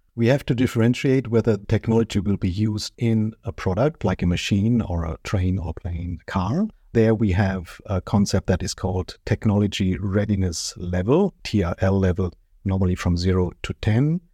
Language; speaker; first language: English; non-native, fluent; German